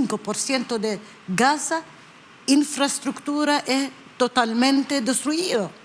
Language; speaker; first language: Spanish; non-native, learner; Arabic